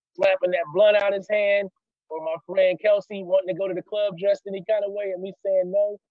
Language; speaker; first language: English; native; English